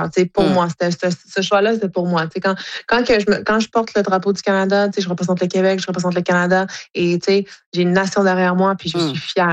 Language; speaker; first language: French; native; French